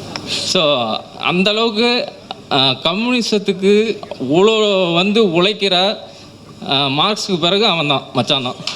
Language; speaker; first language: Tamil; native; Tamil